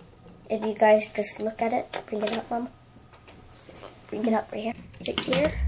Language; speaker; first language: English; native; English